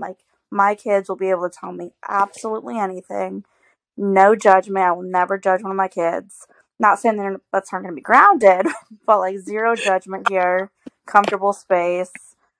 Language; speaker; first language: English; native; English